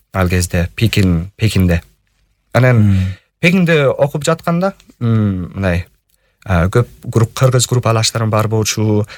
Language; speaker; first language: Kyrgyz; non-native, fluent; English